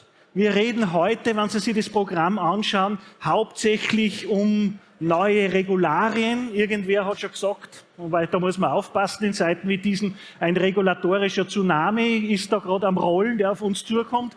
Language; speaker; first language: German; native; German